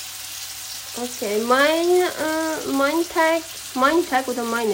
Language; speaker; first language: German; non-native, learner; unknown